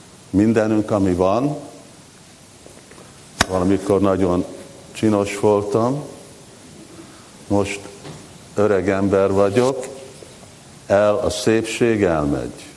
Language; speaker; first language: Hungarian; early bilingual, heritage; Hungarian